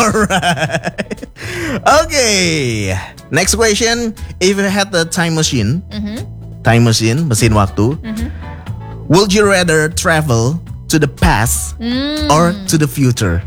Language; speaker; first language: English; non-native, fluent; Indonesian